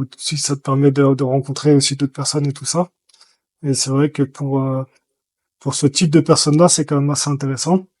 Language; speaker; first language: French; native; French